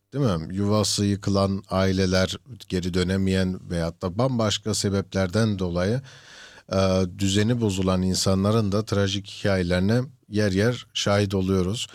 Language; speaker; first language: Turkish; early bilingual, heritage; Turkish